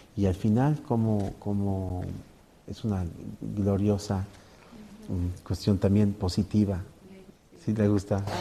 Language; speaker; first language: Spanish; native; Spanish